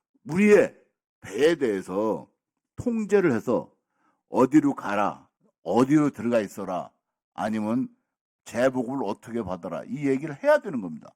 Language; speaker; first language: Korean; native; Korean